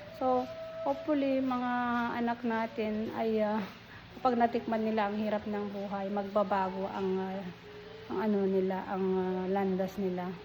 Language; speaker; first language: Filipino; non-native, local second language; Iloko